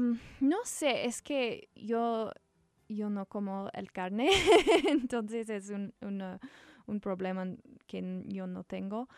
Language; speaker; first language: Spanish; non-native, learner; English